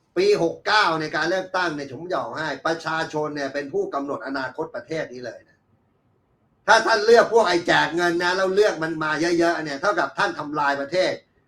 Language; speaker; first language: Thai; native; Thai